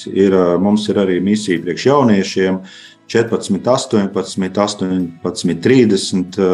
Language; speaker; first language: Latvian; native; Latvian